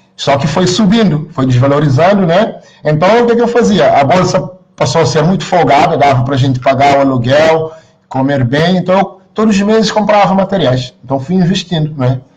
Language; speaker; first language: Portuguese; non-native, local second language; Kabuverdianu